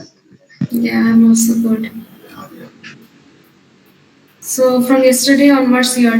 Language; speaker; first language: English; non-native, local second language; Hindi